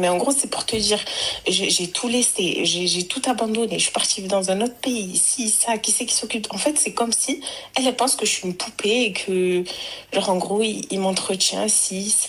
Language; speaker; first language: French; early bilingual, other home language; Arabic